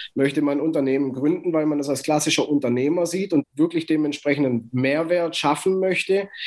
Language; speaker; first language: German; native; German